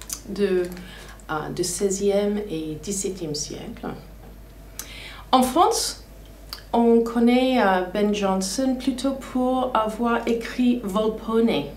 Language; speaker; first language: French; non-native, fluent; English